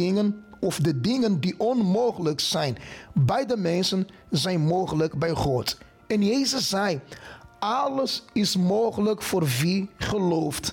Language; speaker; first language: Dutch; non-native, fluent; Portuguese